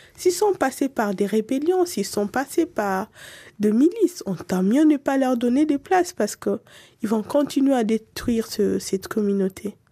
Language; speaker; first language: French; non-native, local second language; Swahili